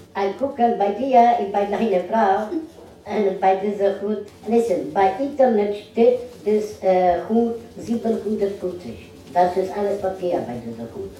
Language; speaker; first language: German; non-native, learner; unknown